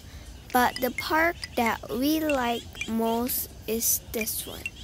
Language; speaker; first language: English; non-native, fluent; Indonesian